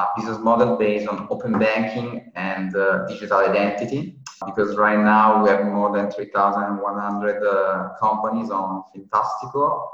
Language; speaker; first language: English; non-native, fluent; Italian